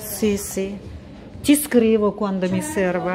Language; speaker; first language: Italian; non-native, learner; Russian